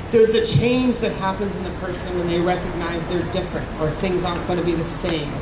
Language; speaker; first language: English; native; English